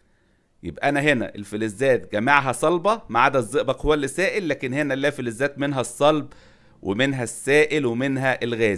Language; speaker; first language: Arabic; native; Arabic